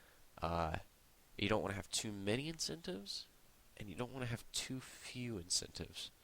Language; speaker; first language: English; native; English